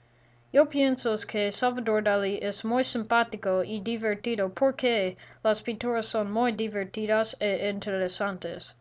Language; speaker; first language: Spanish; non-native, learner; English